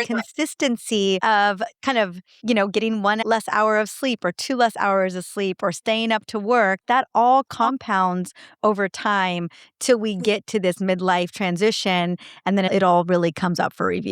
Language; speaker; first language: English; native; English